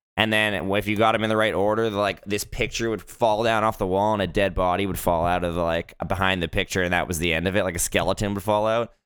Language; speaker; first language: English; native; English